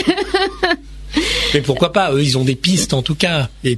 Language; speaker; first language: French; native; French